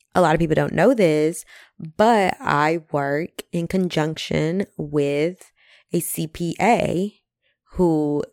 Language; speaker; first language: English; early bilingual, other home language; Spanish